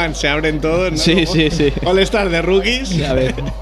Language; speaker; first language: Spanish; native; Spanish